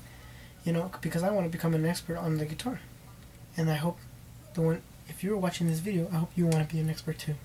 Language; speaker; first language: English; early bilingual, other home language; Spanish